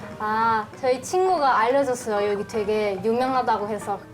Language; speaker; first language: Korean; non-native, fluent; Chinese